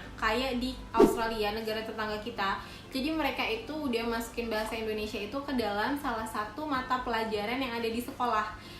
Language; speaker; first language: Indonesian; native; Indonesian